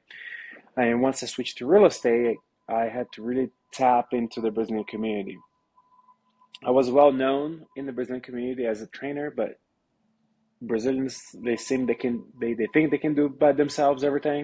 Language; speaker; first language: English; non-native, fluent; Portuguese